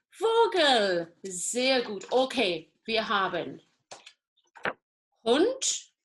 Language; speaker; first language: German; non-native, fluent; English